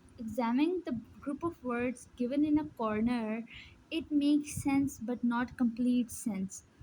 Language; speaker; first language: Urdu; native; Urdu